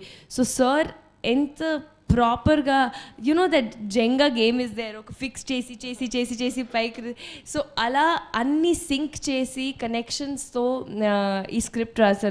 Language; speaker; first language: Telugu; non-native, fluent; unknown